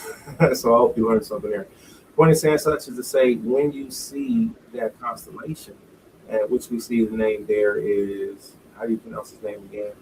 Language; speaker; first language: English; native; English